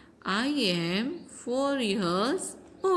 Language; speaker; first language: English; non-native, local second language; Hindi